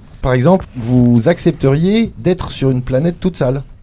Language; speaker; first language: French; native; French